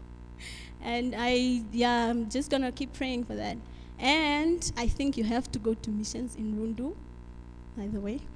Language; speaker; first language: English; non-native, local second language; Afrikaans